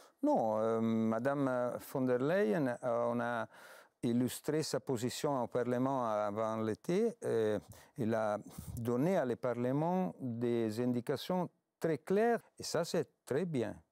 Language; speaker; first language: French; non-native, fluent; Italian